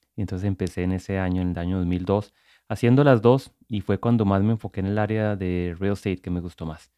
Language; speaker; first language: Spanish; native; Spanish